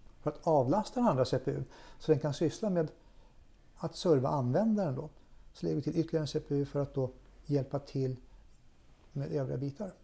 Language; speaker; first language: Swedish; native; Swedish